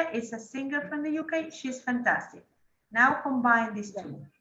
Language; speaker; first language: English; non-native, fluent; Spanish